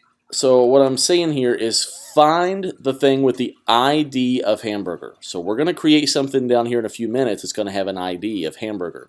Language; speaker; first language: English; native; English